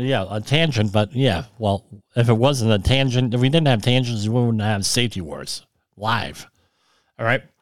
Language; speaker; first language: English; native; English